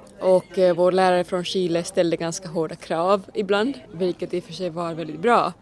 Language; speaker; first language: Swedish; non-native, local second language; Finnish